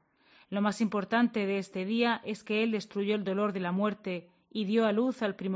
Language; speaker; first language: Spanish; native; Spanish